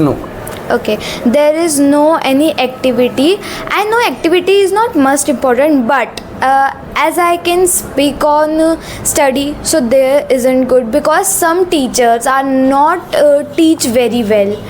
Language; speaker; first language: English; non-native, local second language; Hindi